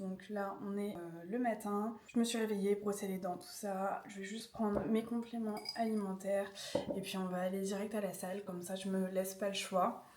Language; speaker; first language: French; native; French